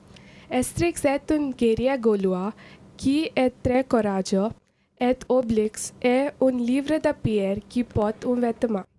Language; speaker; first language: French; non-native, learner; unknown